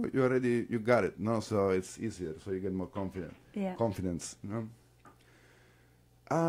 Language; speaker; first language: English; non-native, fluent; Italian